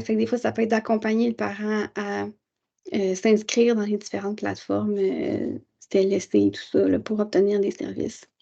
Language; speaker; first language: French; native; French